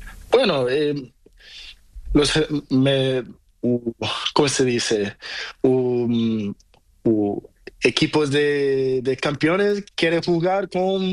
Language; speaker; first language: Spanish; non-native, learner; Portuguese